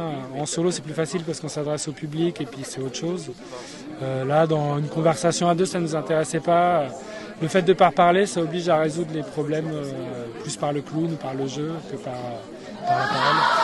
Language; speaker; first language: French; native; French